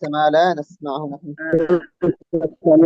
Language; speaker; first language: Arabic; non-native, learner; Bangla